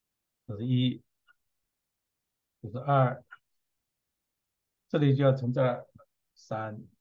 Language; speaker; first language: Chinese; native; Chinese